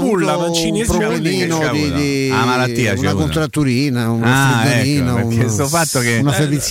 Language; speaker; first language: Italian; native; Italian